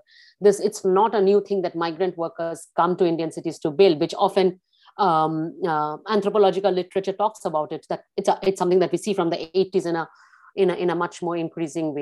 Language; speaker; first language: English; non-native, local second language; Bangla